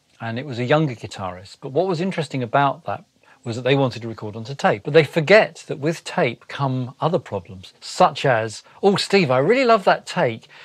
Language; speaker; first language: English; native; English